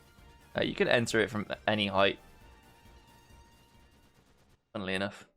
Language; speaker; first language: English; native; English